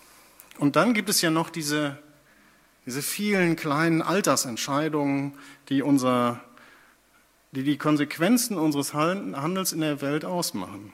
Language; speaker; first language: German; native; German